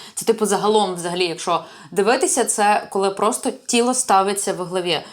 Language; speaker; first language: Ukrainian; native; Ukrainian